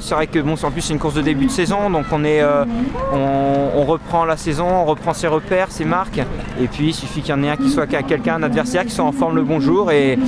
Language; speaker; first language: French; native; French